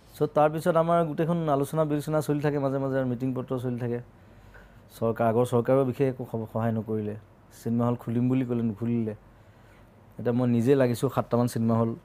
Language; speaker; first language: Assamese; native; Assamese